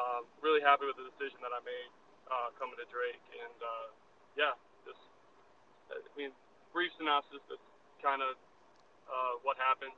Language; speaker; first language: English; native; English